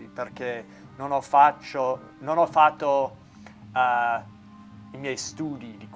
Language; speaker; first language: Italian; non-native, learner; English